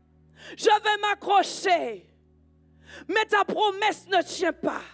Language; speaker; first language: French; native; French